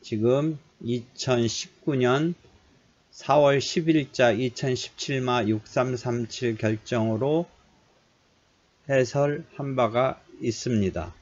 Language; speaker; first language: Korean; native; Korean